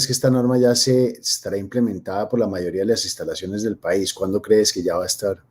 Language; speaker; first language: Spanish; native; Spanish